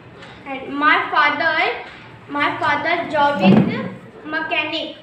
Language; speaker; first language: English; non-native, learner; Hindi